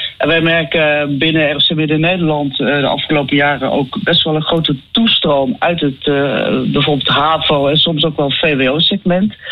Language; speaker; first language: Dutch; native; Dutch